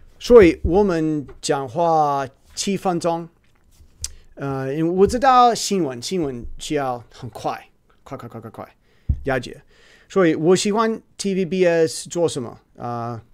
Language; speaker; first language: Chinese; non-native, learner; English